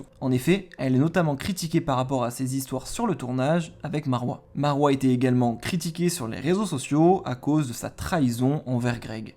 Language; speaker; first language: French; native; French